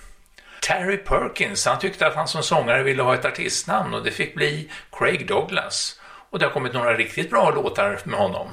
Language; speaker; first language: Swedish; native; Swedish